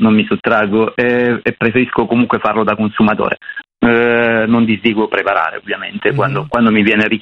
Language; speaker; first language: Italian; native; Italian